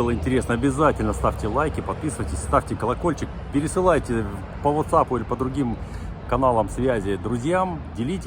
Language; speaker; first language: Russian; native; Russian